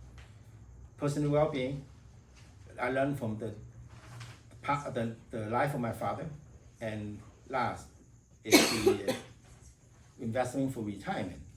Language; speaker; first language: English; non-native, fluent; Vietnamese